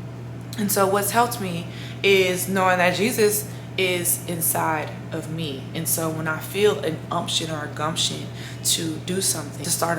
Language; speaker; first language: English; native; English